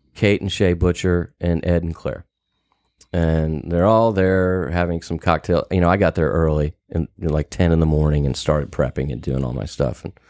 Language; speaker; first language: English; native; English